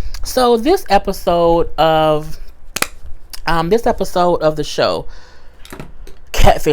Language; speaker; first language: English; native; English